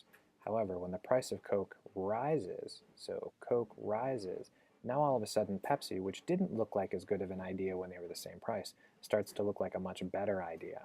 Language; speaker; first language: English; native; English